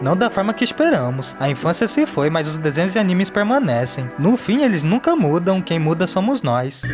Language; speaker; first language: Portuguese; native; Portuguese